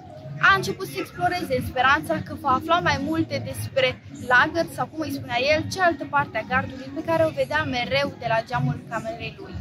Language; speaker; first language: Romanian; native; Romanian